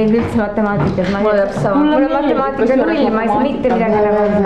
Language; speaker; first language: Estonian; native; Estonian